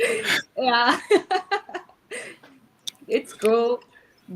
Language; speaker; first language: English; non-native, learner; Portuguese